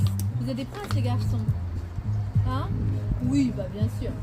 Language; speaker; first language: French; native; French